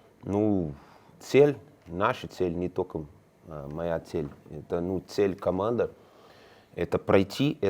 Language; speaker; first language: Russian; non-native, learner; Spanish